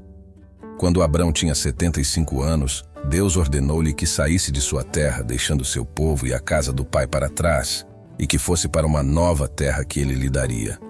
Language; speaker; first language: Portuguese; native; Portuguese